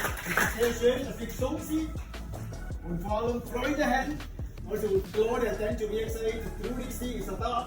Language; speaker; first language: German; non-native, learner; Chinese